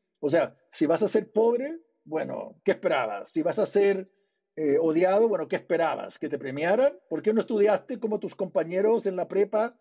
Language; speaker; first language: Spanish; early bilingual, other home language; English